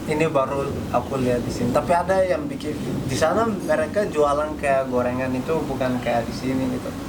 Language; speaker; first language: Indonesian; non-native, fluent; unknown